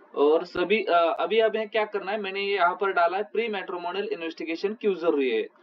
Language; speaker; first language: Hindi; non-native, local second language; Marathi